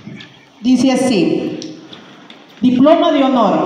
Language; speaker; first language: Spanish; native; Spanish